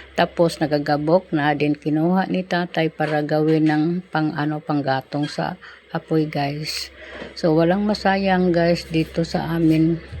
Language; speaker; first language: Filipino; non-native, local second language; Cebuano